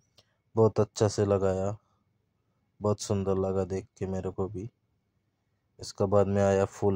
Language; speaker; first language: Hindi; non-native, local second language; Bangla